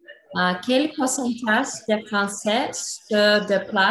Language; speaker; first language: French; non-native, learner; English